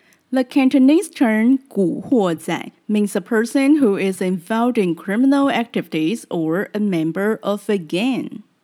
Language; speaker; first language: English; non-native, fluent; Chinese